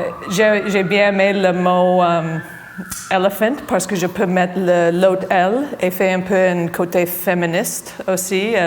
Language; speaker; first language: French; non-native, fluent; English